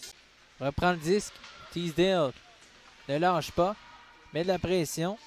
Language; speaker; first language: French; native; French